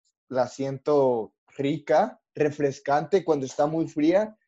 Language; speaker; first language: Spanish; native; Spanish